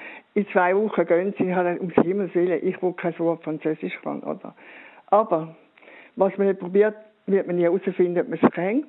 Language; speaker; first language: German; native; German